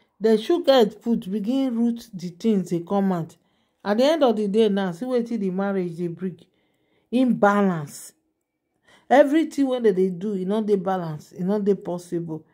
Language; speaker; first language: Nigerian Pidgin; non-native, local second language; Yoruba